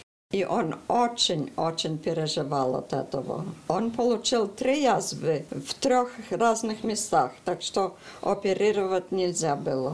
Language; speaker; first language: Russian; early bilingual, heritage; Russian